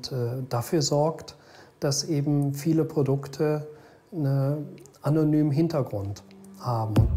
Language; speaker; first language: German; native; German